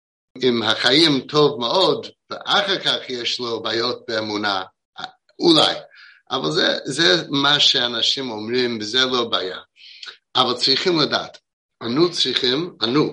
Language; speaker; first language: Hebrew; non-native, fluent; English